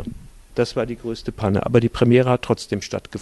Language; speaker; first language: German; native; German